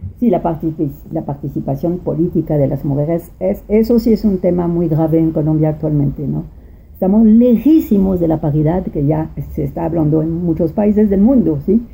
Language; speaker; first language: Spanish; non-native, fluent; French